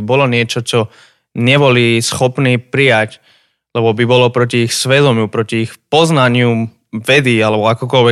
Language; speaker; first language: Slovak; native; Slovak